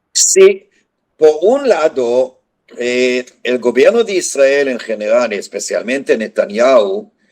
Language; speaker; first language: Spanish; non-native, fluent; Hebrew